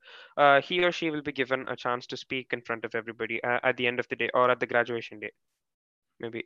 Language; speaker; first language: English; non-native, local second language; Tamil